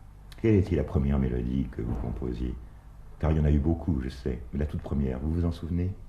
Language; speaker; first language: French; native; French